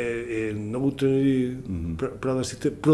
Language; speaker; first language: Macedonian; non-native, learner; Spanish